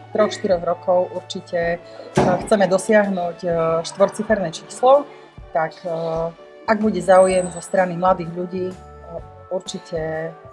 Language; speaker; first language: Slovak; native; Slovak